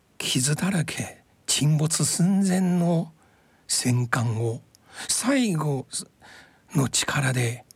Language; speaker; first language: Japanese; non-native, fluent; Chinese